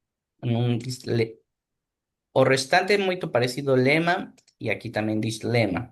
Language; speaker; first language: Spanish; non-native, learner; Portuguese